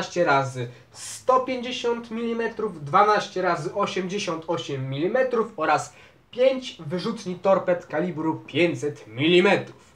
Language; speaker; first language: Polish; native; Polish